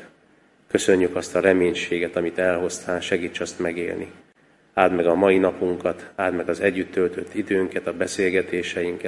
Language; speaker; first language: Hungarian; native; Hungarian